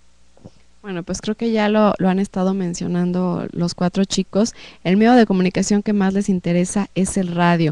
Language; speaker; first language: Spanish; native; Spanish